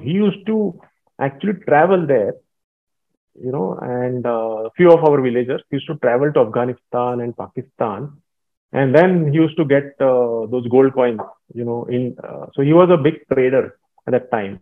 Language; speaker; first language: English; non-native, local second language; Marathi